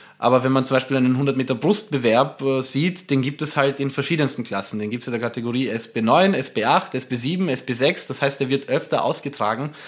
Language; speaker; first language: German; early bilingual, other home language; Romanian